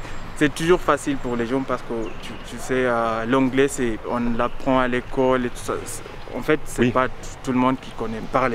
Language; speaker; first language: French; non-native, fluent; Luo (Kenya and Tanzania)